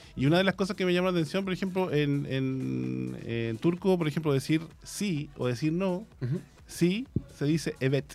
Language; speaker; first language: Spanish; native; Spanish